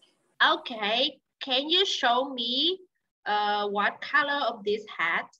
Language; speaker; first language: English; non-native, learner; Vietnamese